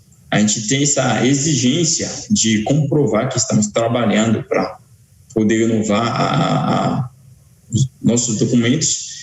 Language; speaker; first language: Portuguese; non-native, fluent; Haitian Creole